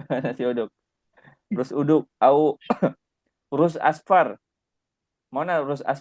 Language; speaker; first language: Arabic; non-native, fluent; Indonesian